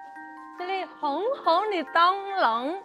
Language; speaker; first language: Chinese; non-native, learner; Indonesian